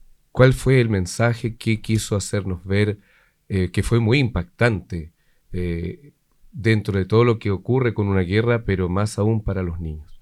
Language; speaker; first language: Spanish; native; Spanish